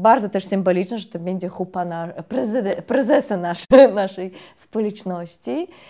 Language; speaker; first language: Polish; non-native, fluent; Russian